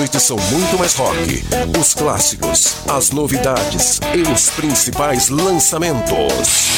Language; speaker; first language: Portuguese; native; Portuguese